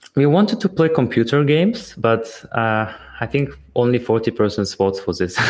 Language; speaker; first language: English; non-native, fluent; Ukrainian